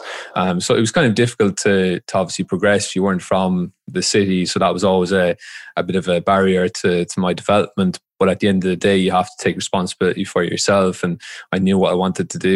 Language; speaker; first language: English; native; English